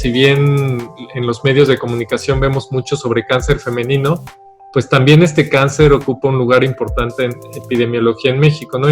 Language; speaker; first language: Spanish; native; Spanish